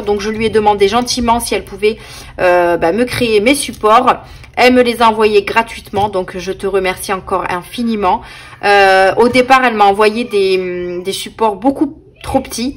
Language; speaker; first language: French; native; French